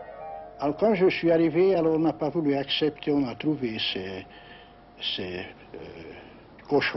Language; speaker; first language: French; non-native, learner; Hungarian